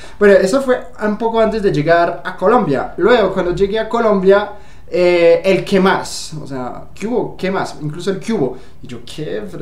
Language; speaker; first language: Spanish; non-native, fluent; French